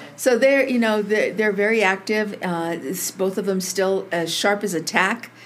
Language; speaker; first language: English; early bilingual, other home language; Spanish